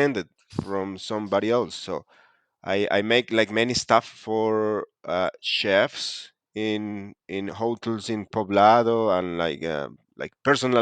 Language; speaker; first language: English; non-native, fluent; Spanish